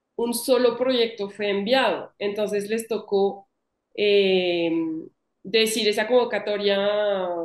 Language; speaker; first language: Spanish; non-native, fluent; French